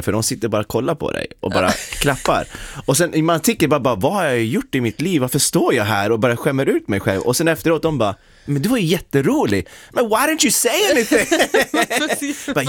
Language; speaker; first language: Swedish; non-native, local second language; English